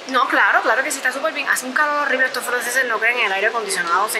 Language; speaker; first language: Spanish; native; Spanish